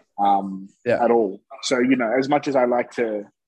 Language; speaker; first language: English; native; English